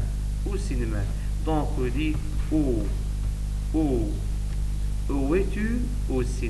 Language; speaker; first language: French; non-native, learner; Arabic